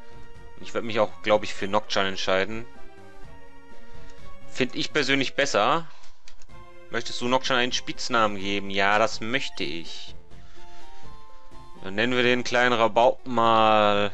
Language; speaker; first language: German; native; German